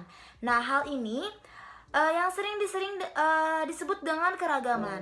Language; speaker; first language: Indonesian; native; Indonesian